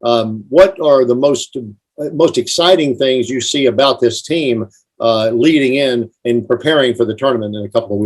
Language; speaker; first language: English; native; English